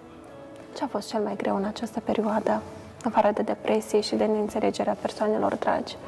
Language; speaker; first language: Romanian; native; Romanian